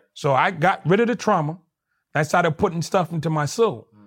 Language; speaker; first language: English; native; English